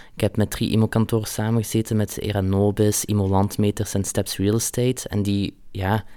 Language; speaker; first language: Dutch; native; Dutch